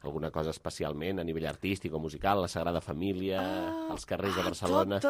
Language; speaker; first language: Catalan; native; Catalan